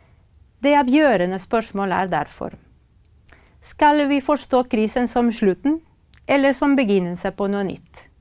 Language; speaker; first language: Norwegian; non-native, fluent; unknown